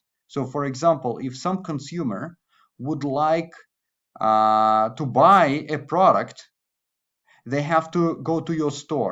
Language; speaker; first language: English; non-native, fluent; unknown